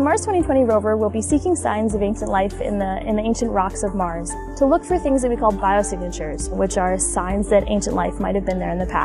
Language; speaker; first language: English; native; English